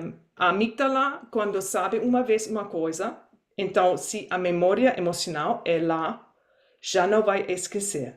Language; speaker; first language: Portuguese; non-native, fluent; German